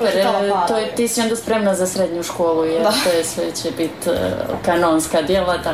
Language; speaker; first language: Croatian; native; Croatian